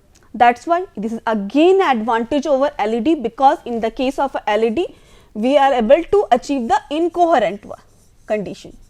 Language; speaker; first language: English; non-native, local second language; Hindi